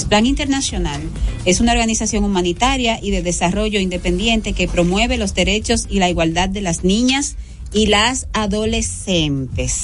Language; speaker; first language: Spanish; native; Spanish